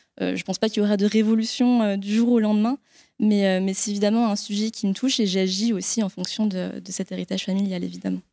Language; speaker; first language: French; native; French